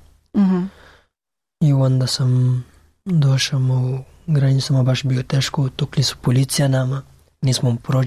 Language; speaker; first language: Serbian; non-native, learner; Pashto